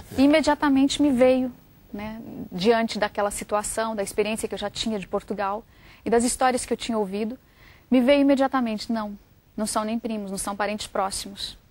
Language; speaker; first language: Portuguese; native; Portuguese